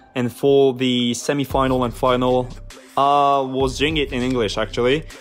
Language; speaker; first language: English; non-native, fluent; French